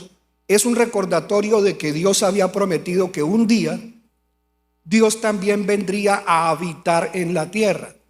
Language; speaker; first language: Spanish; native; Spanish